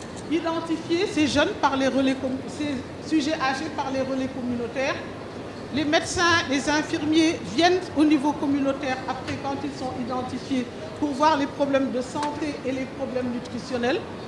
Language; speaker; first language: French; non-native, local second language; Wolof